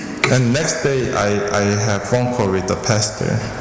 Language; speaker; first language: English; non-native, fluent; Korean